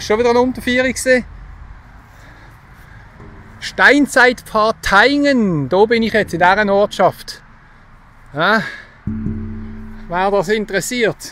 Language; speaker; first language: German; native; German